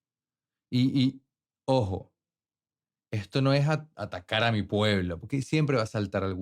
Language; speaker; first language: Spanish; native; Spanish